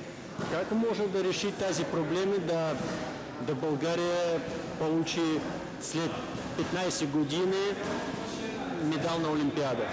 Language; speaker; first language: Bulgarian; non-native, learner; Russian